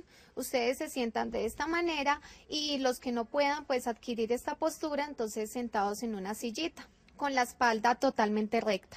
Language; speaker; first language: Spanish; native; Spanish